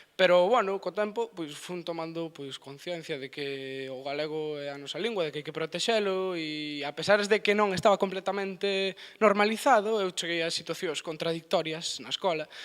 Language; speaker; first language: Galician; non-native, local second language; Spanish